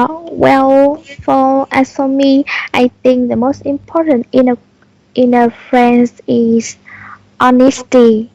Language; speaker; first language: English; non-native, learner; Vietnamese